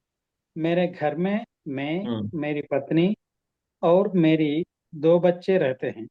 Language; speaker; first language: Hindi; non-native, learner; Telugu